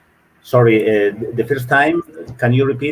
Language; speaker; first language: English; non-native, learner; Spanish